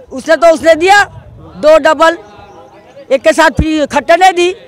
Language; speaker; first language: Hindi; non-native, local second language; Gujarati